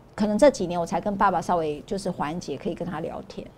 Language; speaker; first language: Chinese; non-native, local second language; Min Nan Chinese